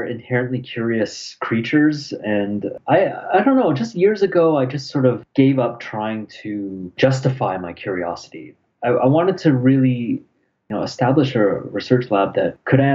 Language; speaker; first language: English; native; English